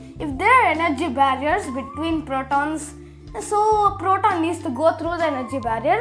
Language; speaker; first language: English; early bilingual, other home language; Telugu